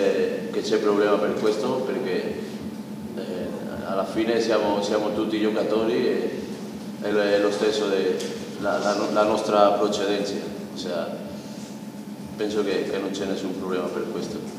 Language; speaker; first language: Italian; non-native, fluent; Spanish